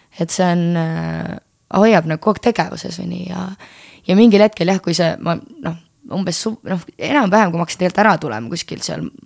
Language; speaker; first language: Estonian; native; Estonian